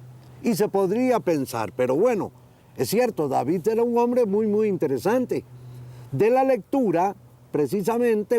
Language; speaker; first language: Spanish; native; Spanish